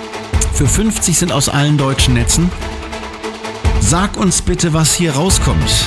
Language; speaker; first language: German; native; German